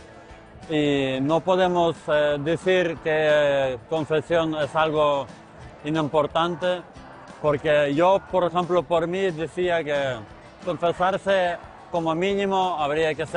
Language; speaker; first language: Spanish; non-native, fluent; Ukrainian